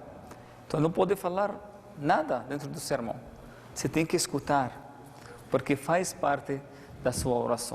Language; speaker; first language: Portuguese; non-native, fluent; Arabic